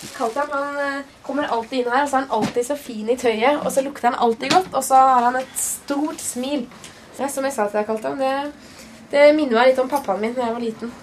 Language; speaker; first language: Norwegian; native; Norwegian